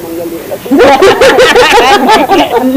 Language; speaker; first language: Hindi; native; Hindi